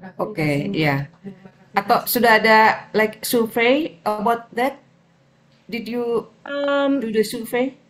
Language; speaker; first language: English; non-native, fluent; Indonesian